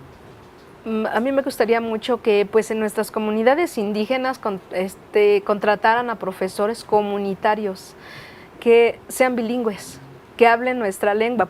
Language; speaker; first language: Spanish; non-native, local second language; Nahuatl languages